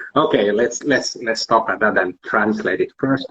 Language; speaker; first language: English; non-native, fluent; Finnish